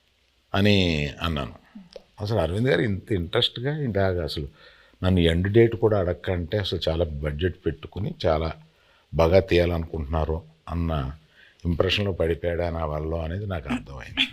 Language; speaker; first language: Telugu; native; Telugu